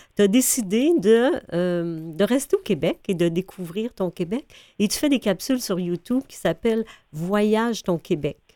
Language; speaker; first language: French; native; French